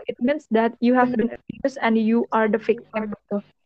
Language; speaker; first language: English; non-native, fluent; Indonesian